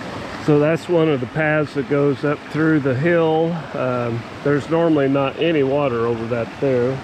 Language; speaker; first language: English; native; English